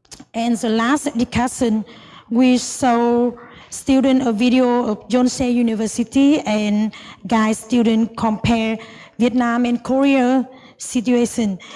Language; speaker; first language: English; non-native, learner; Vietnamese